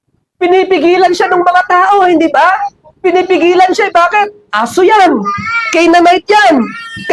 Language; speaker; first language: Filipino; native; Filipino